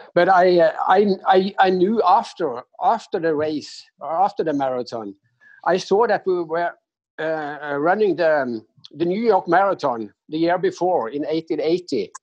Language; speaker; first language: English; non-native, fluent; Norwegian